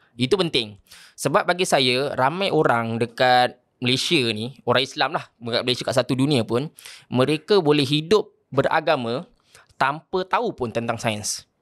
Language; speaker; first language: Malay; native; Malay